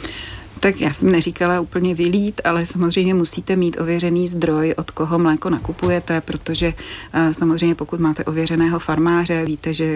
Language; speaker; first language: Czech; native; Czech